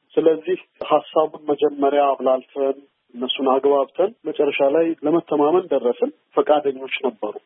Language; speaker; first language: Amharic; native; Amharic